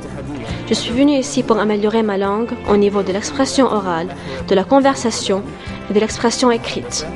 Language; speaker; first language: French; non-native, local second language; Arabic